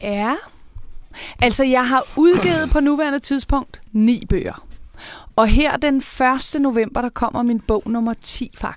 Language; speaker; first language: Danish; native; Danish